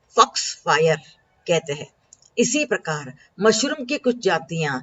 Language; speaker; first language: Hindi; non-native, local second language; Marathi